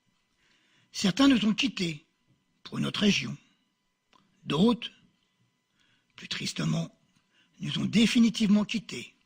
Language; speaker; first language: French; native; French